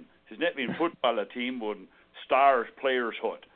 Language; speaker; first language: German; early bilingual, heritage; Pennsylvania German